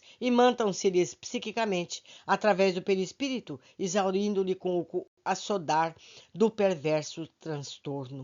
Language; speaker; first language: Portuguese; native; Portuguese